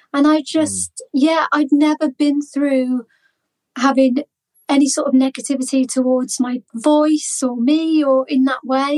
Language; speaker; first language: English; native; English